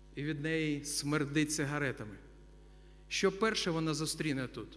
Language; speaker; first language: Ukrainian; non-native, local second language; Russian